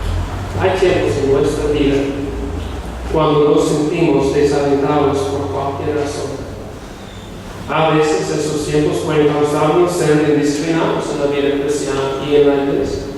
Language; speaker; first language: Spanish; non-native, fluent; English